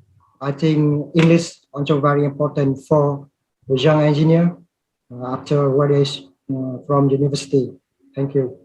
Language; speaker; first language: English; non-native, learner; Vietnamese